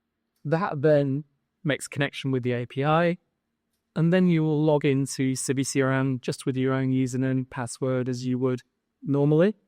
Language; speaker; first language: English; native; English